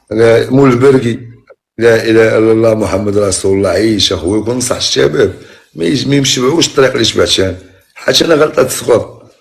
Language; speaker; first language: Arabic; native; Arabic